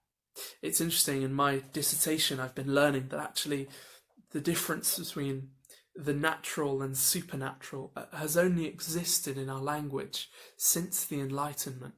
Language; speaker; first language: English; native; English